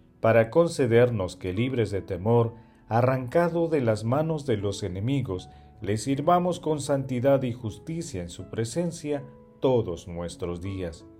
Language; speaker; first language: Spanish; native; Spanish